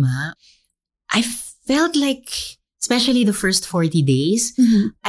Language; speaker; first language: English; non-native, local second language; Filipino